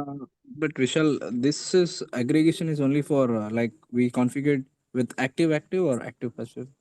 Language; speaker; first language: English; non-native, local second language; Hindi